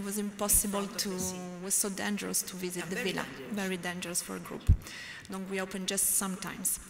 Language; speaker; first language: English; non-native, learner; French